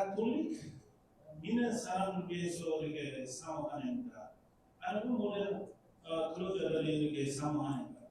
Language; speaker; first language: Korean; non-native, learner; Indonesian